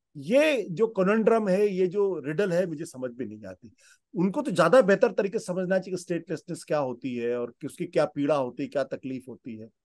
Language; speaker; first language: Hindi; native; Hindi